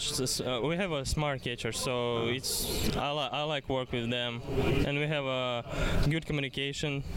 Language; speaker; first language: English; non-native, learner; Russian